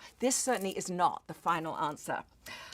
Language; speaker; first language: English; native; English